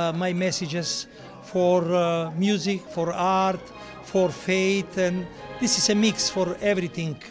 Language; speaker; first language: English; non-native, learner; Macedonian